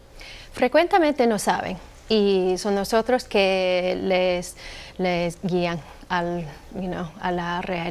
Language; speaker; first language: Spanish; non-native, fluent; English